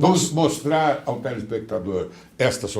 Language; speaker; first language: Portuguese; native; Portuguese